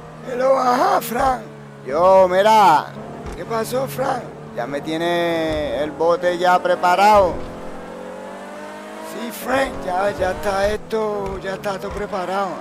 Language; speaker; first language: Spanish; early bilingual, heritage; Spanish